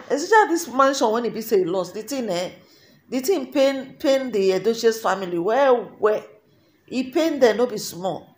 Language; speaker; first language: Nigerian Pidgin; native; Nigerian Pidgin